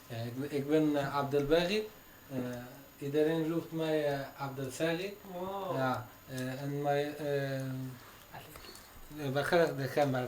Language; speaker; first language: Dutch; non-native, learner; Persian